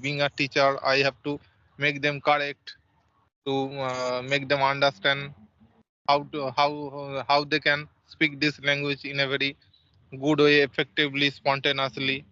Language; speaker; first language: English; non-native, local second language; Santali